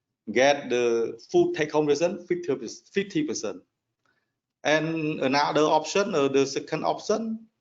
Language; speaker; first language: English; non-native, learner; Khmer